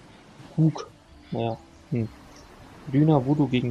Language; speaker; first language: German; native; German